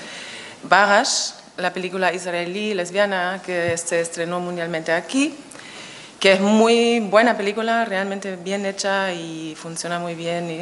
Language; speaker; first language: Spanish; non-native, fluent; German